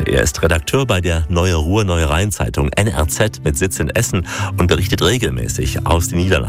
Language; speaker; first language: German; native; German